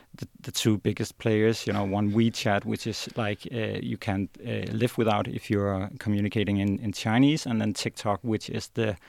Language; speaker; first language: English; non-native, fluent; Danish